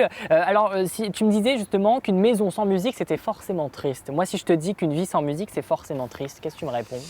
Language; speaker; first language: French; native; French